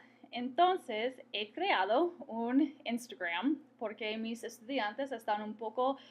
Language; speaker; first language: Spanish; non-native, fluent; English